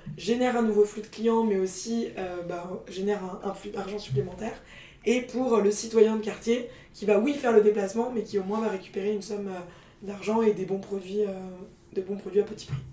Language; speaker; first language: French; native; French